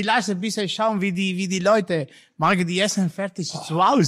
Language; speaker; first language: German; non-native, learner; Italian